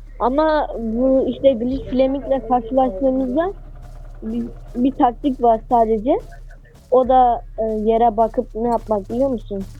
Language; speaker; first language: Turkish; native; Turkish